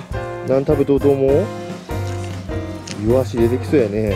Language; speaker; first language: Japanese; native; Japanese